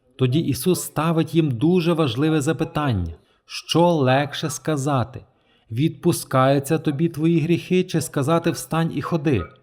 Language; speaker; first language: Ukrainian; non-native, fluent; Polish